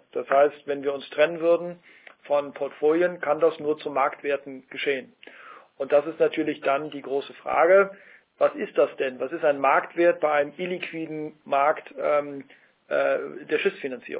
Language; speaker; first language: German; native; German